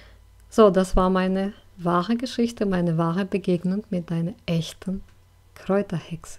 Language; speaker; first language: German; non-native, fluent; Russian